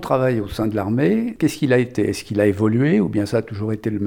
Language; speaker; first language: French; native; French